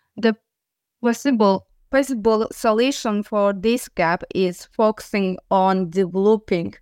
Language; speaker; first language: English; non-native, learner; Azerbaijani